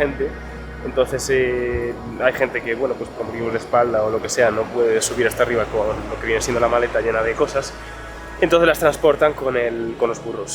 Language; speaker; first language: Spanish; native; Spanish